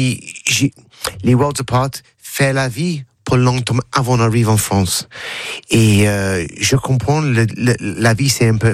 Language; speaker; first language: French; non-native, learner; English